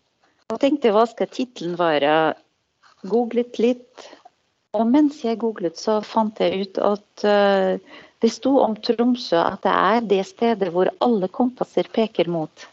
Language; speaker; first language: Norwegian; non-native, fluent; Arabic